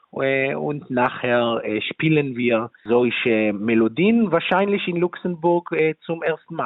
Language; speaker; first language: German; non-native, fluent; Hebrew